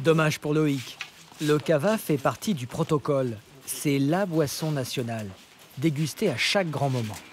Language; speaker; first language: French; native; French